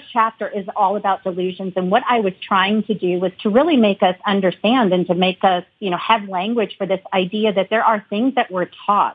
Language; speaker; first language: English; native; English